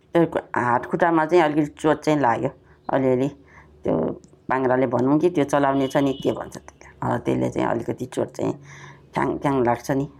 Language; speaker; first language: Nepali; non-native, local second language; Newari